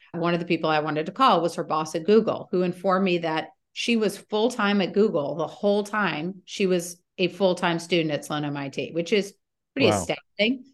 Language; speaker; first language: English; native; English